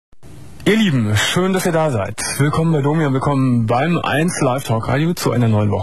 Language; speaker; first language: German; native; German